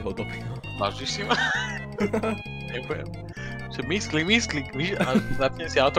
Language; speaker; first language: Slovak; native; Slovak